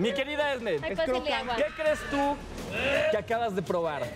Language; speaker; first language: Spanish; native; Spanish